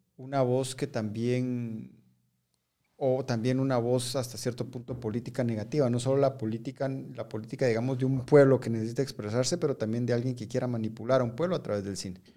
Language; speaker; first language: Spanish; native; Spanish